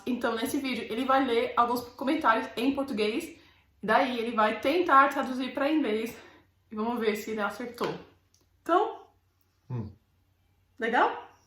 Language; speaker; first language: Portuguese; non-native, fluent; English